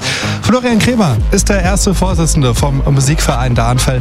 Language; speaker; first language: German; native; German